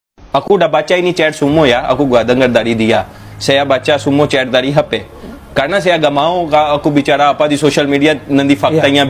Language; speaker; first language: Indonesian; non-native, fluent; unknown